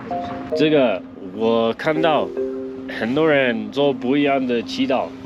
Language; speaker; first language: Chinese; non-native, fluent; English